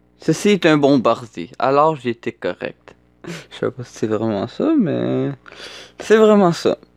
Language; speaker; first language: French; native; French